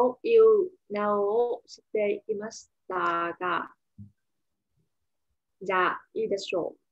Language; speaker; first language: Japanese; non-native, fluent; Vietnamese